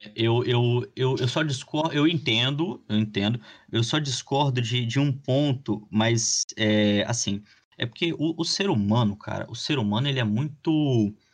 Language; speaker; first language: Portuguese; native; Portuguese